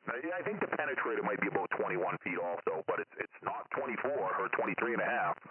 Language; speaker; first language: English; native; English